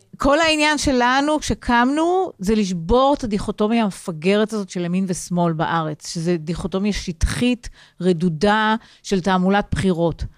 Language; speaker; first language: Hebrew; native; Hebrew